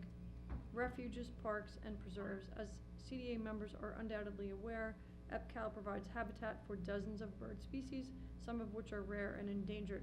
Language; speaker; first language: English; native; English